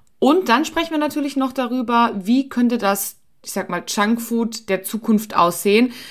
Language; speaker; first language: German; native; German